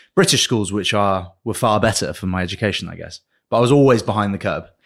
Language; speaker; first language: English; early bilingual, other home language; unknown